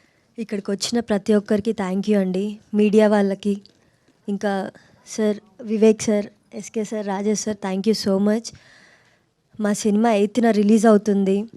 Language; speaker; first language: Telugu; native; Telugu